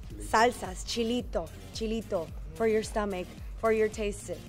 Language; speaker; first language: English; early bilingual, other home language; Spanish